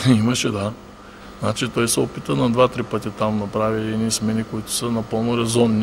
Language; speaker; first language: Bulgarian; native; Bulgarian